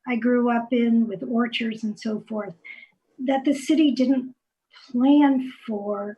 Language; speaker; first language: English; native; English